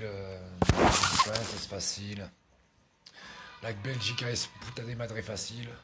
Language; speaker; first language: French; non-native, learner; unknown